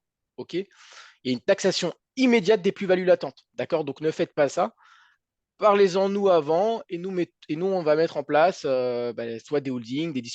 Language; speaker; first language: French; native; French